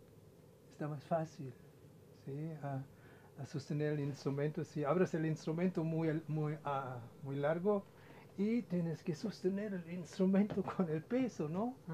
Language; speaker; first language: Spanish; non-native, fluent; German